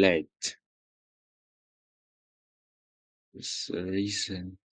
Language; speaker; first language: English; non-native, learner; Vietnamese